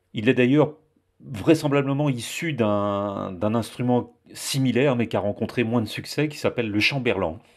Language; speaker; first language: French; native; French